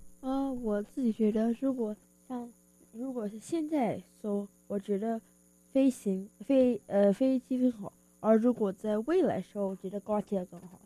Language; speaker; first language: Chinese; early bilingual, heritage; Chinese